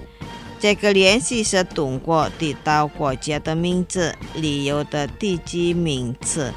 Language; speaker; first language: Chinese; non-native, fluent; Indonesian